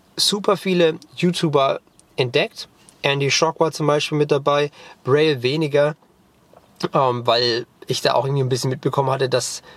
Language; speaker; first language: German; native; German